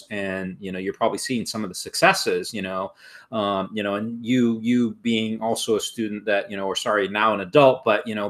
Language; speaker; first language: English; native; English